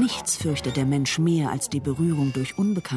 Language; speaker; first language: German; native; German